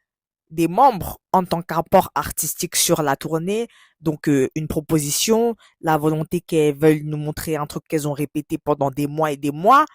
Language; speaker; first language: French; native; French